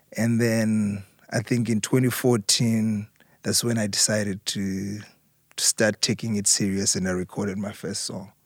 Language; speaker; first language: English; non-native, local second language; Shona